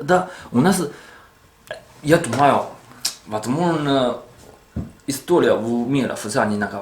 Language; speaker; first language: Russian; non-native, learner; Chinese